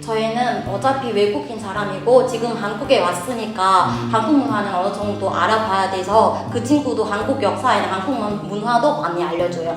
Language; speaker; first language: Korean; non-native, fluent; Vietnamese